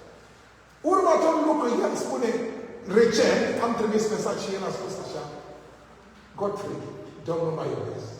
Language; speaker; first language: Romanian; non-native, learner; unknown